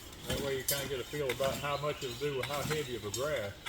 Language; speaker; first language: English; native; English